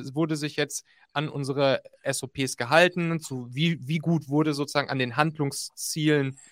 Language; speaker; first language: German; native; German